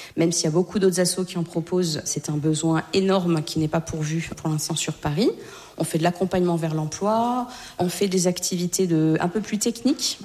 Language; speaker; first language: French; native; French